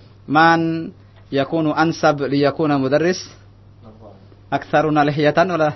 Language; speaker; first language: Arabic; non-native, fluent; Indonesian